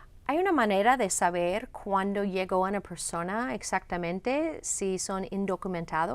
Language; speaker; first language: Spanish; non-native, fluent; English